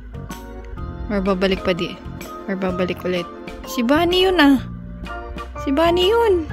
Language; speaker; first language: Filipino; native; Filipino